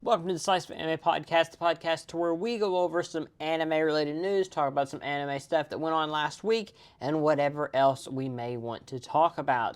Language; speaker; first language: English; native; English